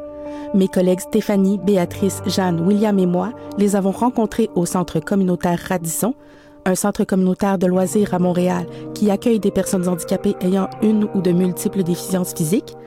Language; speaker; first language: French; native; French